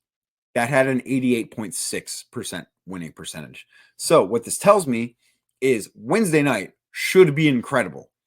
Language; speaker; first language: English; native; English